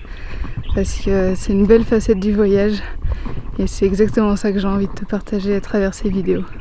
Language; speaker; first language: French; native; French